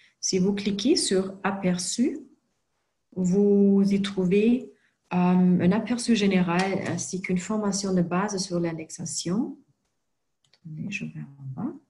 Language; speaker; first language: French; non-native, fluent; German